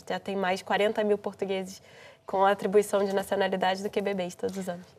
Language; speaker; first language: Portuguese; native; Portuguese